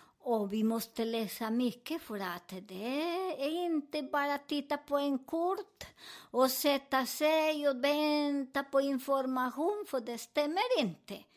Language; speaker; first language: Swedish; non-native, learner; Spanish